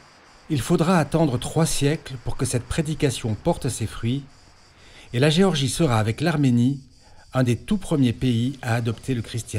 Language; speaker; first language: French; native; French